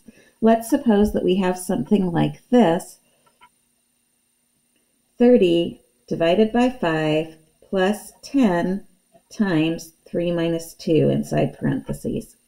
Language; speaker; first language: English; native; English